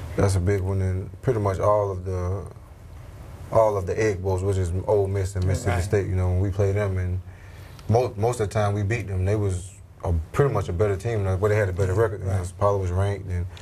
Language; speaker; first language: English; native; English